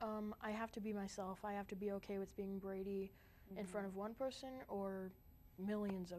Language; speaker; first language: English; native; English